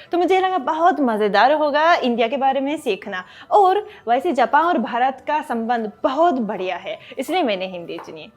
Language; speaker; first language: Hindi; non-native, fluent; Japanese